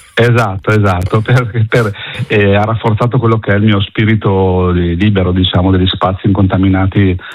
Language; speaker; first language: Italian; non-native, local second language; Venetian